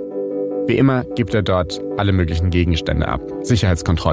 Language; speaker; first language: German; native; German